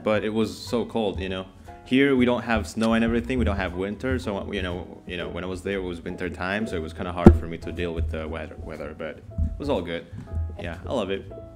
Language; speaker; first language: English; non-native, fluent; Indonesian